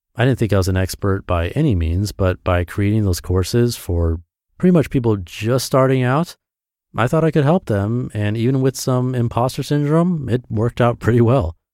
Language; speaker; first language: English; native; English